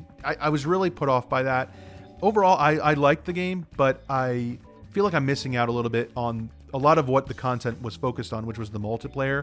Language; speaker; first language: English; native; English